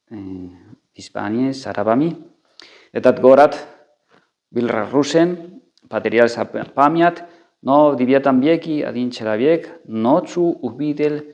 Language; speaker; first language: Russian; non-native, fluent; Spanish